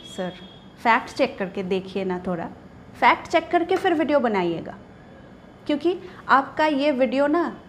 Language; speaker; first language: Hindi; non-native, local second language; Bangla